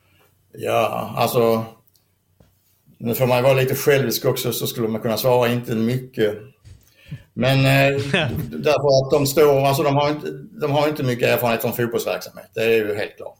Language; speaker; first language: Swedish; native; Swedish